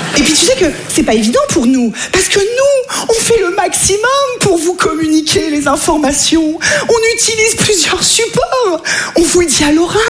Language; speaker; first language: French; native; French